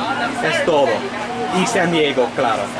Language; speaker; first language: Spanish; non-native, learner; English